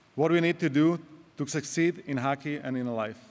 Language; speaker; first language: English; non-native, fluent; Slovak